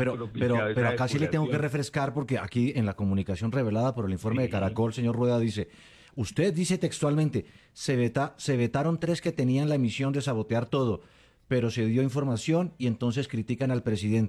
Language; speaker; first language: Spanish; native; Spanish